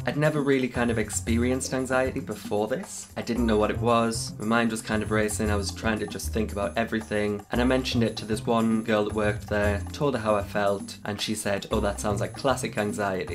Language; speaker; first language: English; native; English